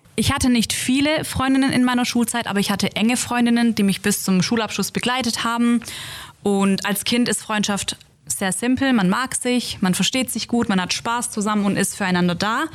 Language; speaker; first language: German; native; German